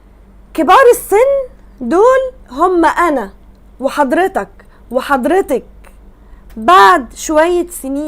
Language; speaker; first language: Arabic; native; Arabic